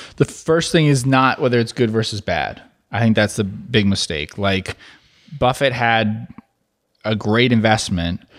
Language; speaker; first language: English; native; English